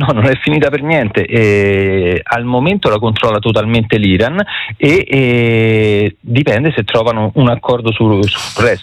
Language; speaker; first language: Italian; native; Italian